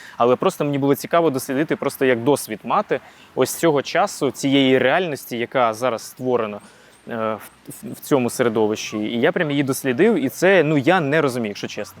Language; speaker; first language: Ukrainian; non-native, local second language; Russian